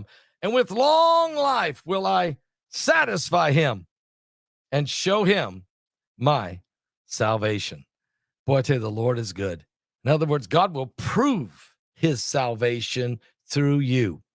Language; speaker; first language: English; native; English